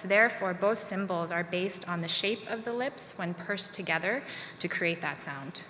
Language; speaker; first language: English; native; English